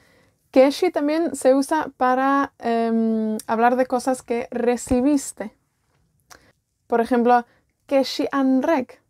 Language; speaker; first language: Spanish; non-native, fluent; Welsh